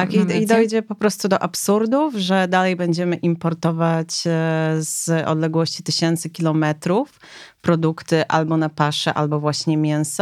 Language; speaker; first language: Polish; native; Polish